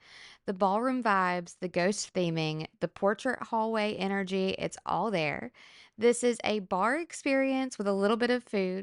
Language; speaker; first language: English; native; English